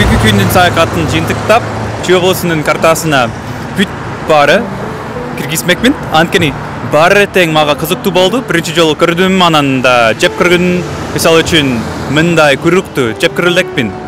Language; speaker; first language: Kyrgyz; non-native, fluent; English